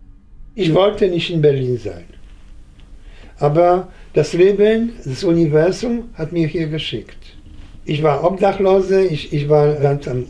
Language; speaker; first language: German; non-native, fluent; Polish